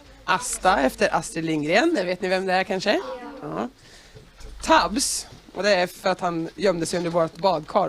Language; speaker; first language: Swedish; native; Swedish